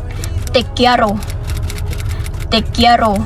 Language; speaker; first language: Spanish; non-native, fluent; Lao